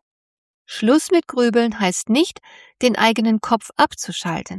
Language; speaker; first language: German; native; German